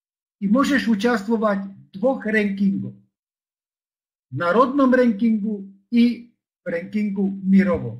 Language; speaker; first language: Russian; non-native, fluent; Czech